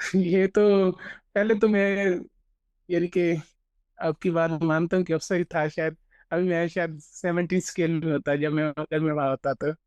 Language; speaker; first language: Urdu; non-native, local second language; Punjabi